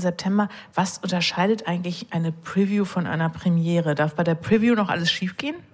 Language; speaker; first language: German; native; German